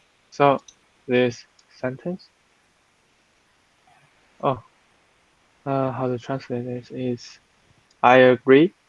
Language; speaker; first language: English; non-native, fluent; Chinese